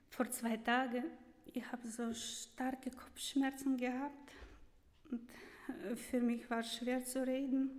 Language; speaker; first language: German; non-native, learner; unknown